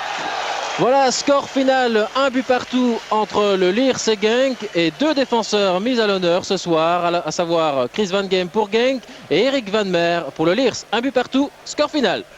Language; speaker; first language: French; native; French